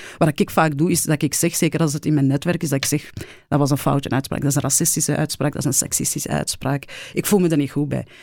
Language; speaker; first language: Dutch; early bilingual, other home language; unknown